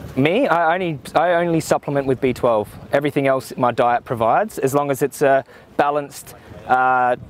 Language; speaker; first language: English; native; English